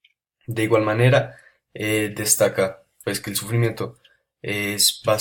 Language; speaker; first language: Spanish; native; Spanish